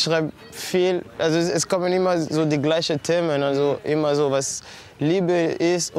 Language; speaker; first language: German; non-native, fluent; French